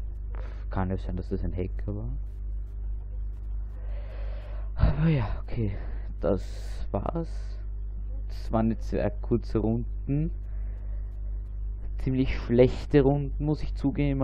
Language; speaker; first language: German; native; German